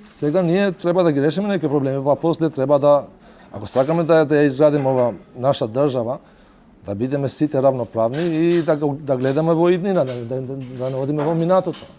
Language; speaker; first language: Macedonian; non-native, local second language; Albanian